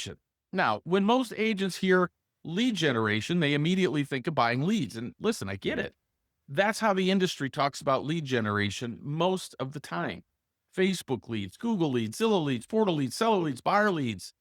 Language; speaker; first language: English; native; English